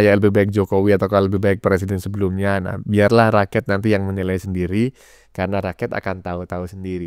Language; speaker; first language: Indonesian; native; Indonesian